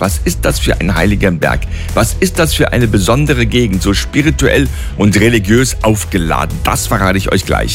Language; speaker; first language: German; native; German